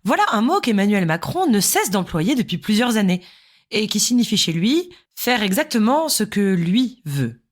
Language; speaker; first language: French; native; French